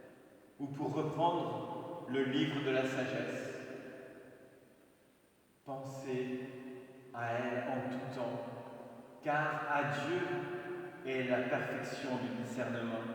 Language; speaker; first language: French; native; French